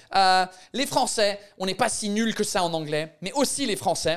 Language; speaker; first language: French; non-native, fluent; English